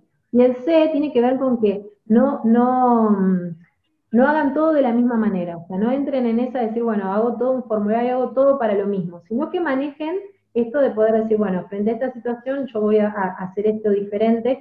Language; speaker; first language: Spanish; native; Spanish